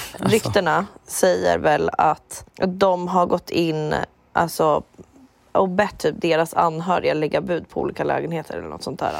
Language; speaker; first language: Swedish; native; Swedish